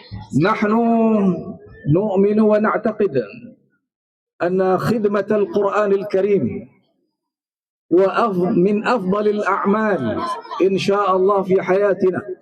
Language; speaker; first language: Arabic; non-native, fluent; Malay